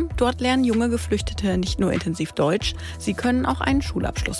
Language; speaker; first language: German; native; German